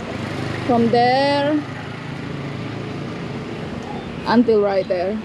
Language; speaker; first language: English; non-native, learner; Indonesian